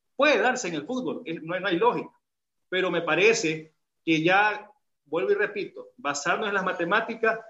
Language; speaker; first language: Spanish; native; Spanish